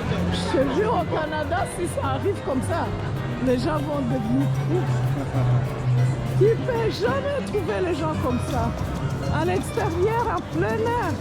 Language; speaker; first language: French; non-native, local second language; Kinyarwanda